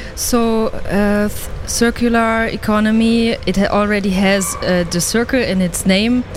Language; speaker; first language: English; non-native, fluent; German